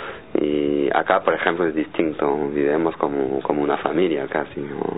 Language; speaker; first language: Spanish; non-native, fluent; French